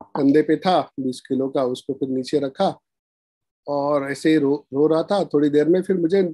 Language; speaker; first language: Hindi; non-native, local second language; Marathi